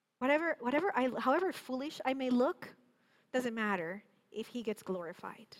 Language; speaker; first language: English; non-native, fluent; Spanish